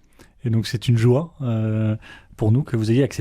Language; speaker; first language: French; native; French